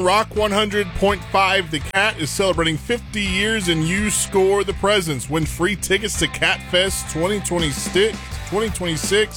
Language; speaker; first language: English; native; English